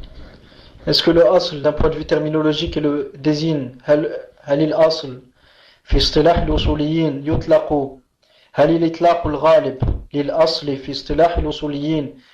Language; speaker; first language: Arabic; non-native, fluent; French